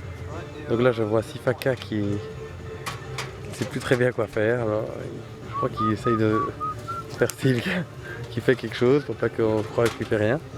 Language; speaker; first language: French; native; French